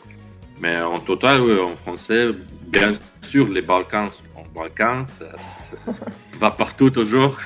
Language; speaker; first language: French; non-native, learner; Russian